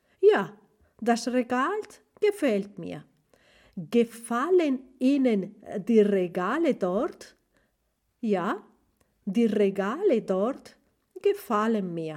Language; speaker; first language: German; non-native, fluent; Spanish